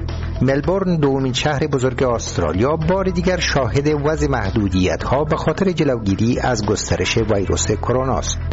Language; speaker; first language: Persian; native; Persian